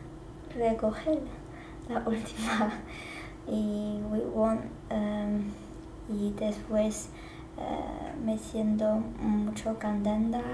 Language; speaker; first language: Spanish; non-native, learner; Chinese